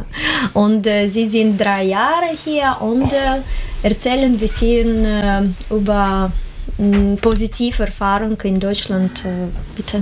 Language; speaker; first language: German; non-native, learner; Russian